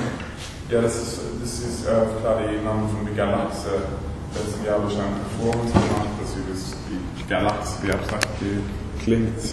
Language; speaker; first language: German; non-native, learner; Swedish